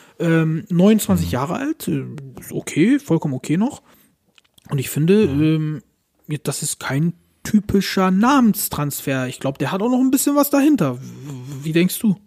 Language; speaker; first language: German; early bilingual, other home language; Turkish